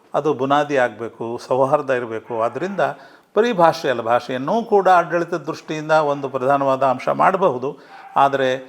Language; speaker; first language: Kannada; non-native, local second language; Urdu